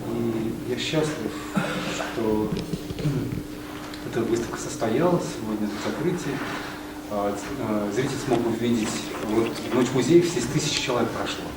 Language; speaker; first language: Russian; native; Russian